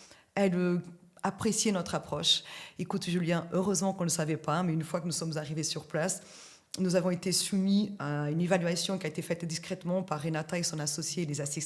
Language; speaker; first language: French; native; French